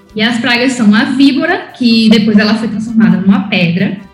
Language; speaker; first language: Portuguese; early bilingual, heritage; Spanish